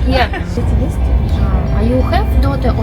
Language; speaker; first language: English; non-native, learner; Russian